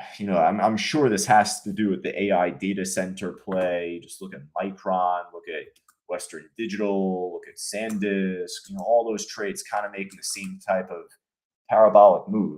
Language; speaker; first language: English; native; English